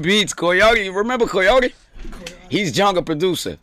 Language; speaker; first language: English; non-native, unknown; Portuguese